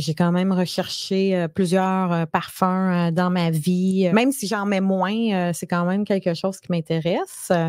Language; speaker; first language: French; native; French